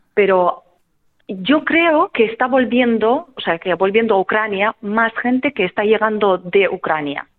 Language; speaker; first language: Spanish; non-native, fluent; Ukrainian